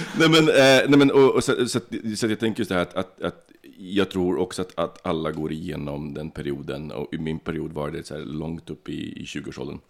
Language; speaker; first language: Swedish; early bilingual, other home language; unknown